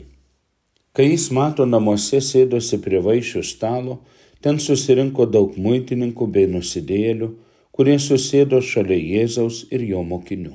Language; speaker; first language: Lithuanian; native; Lithuanian